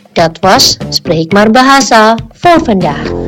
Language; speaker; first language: Dutch; non-native, learner; Indonesian